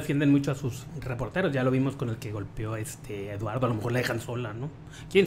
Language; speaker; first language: Spanish; native; Spanish